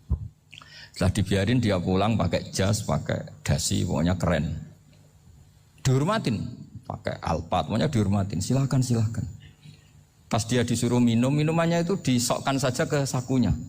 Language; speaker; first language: Indonesian; non-native, local second language; Javanese